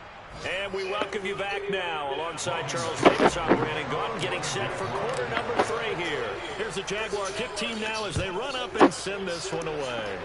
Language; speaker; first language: English; native; English